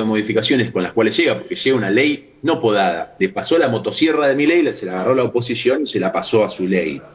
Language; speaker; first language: Spanish; native; Spanish